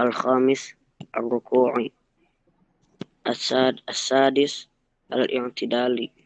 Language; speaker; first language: Arabic; non-native, learner; Indonesian